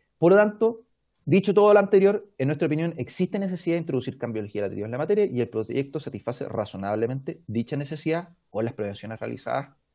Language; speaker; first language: Spanish; native; Spanish